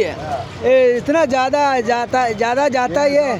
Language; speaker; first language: Hindi; non-native, local second language; Malayalam